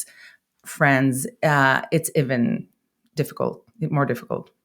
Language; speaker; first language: English; non-native, fluent; Hebrew